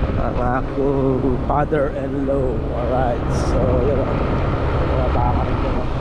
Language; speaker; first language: Filipino; native; Filipino